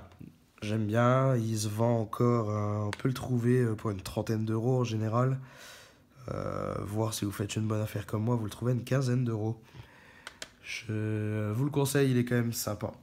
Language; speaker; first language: French; native; French